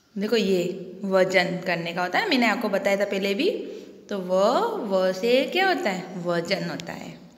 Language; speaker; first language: Hindi; non-native, local second language; Gujarati